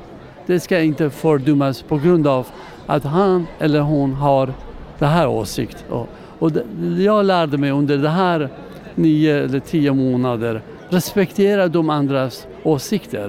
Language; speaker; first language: Swedish; non-native, learner; Persian